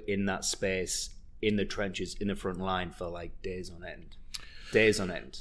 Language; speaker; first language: English; native; English